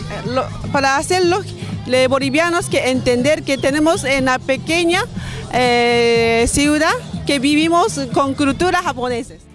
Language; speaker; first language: Spanish; non-native, local second language; Japanese